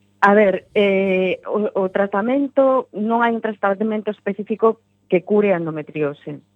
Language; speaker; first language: Galician; non-native, local second language; Spanish